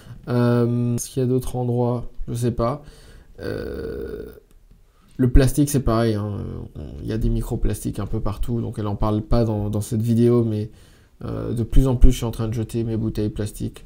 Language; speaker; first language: French; native; French